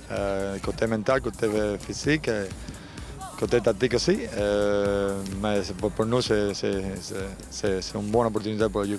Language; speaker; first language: French; non-native, learner; Spanish